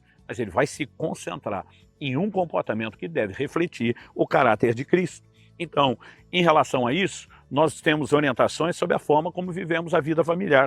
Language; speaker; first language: Portuguese; native; Portuguese